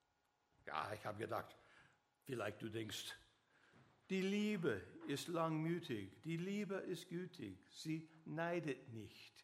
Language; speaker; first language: German; non-native, learner; English